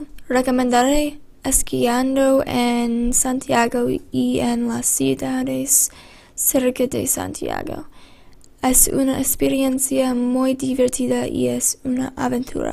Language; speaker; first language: Spanish; non-native, learner; English